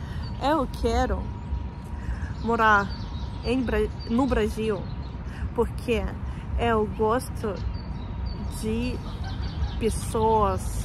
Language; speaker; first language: Portuguese; non-native, fluent; Russian